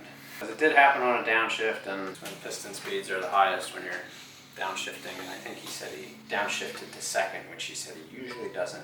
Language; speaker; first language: English; native; English